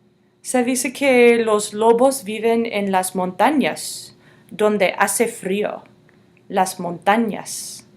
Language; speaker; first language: Spanish; non-native, fluent; English